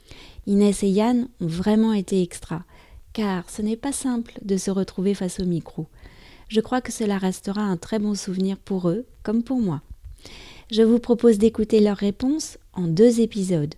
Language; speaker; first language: French; native; French